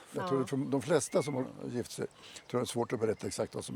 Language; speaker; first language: Swedish; native; Swedish